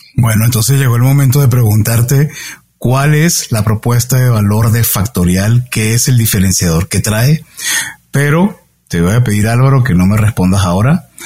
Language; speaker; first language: Spanish; native; Spanish